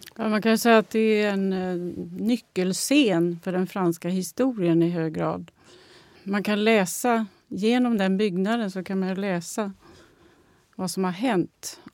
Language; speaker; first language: Swedish; native; Swedish